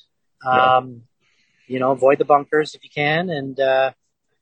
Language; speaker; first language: English; native; English